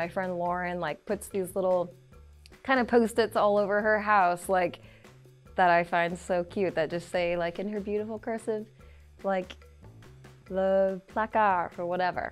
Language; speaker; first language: English; native; English